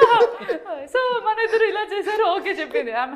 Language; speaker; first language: Telugu; non-native, learner; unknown